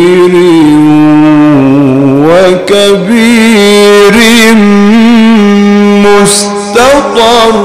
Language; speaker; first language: Arabic; native; Arabic